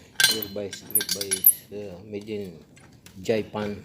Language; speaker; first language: English; non-native, local second language; Filipino